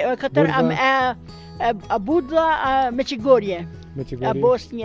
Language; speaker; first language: Italian; non-native, learner; Albanian